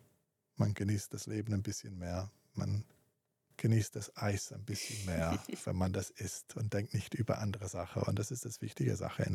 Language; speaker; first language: German; non-native, fluent; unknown